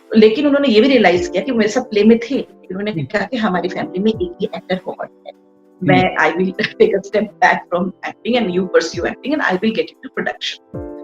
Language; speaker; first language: Hindi; non-native, local second language; Bangla